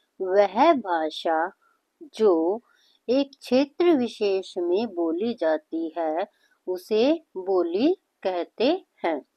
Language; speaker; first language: Hindi; native; Hindi